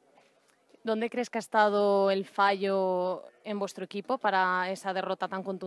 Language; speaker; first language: Spanish; native; Spanish